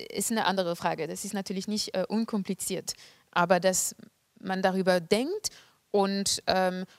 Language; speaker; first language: German; non-native, fluent; French